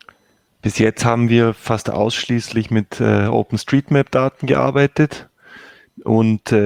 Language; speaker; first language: German; native; German